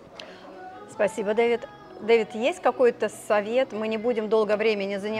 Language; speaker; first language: Russian; native; Russian